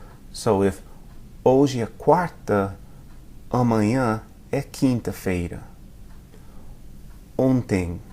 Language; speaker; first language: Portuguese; non-native, fluent; English